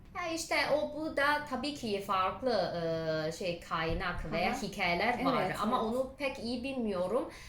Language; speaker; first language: Turkish; non-native, fluent; Chinese